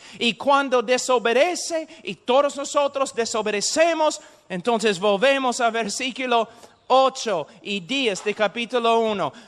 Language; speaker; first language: Spanish; non-native, fluent; English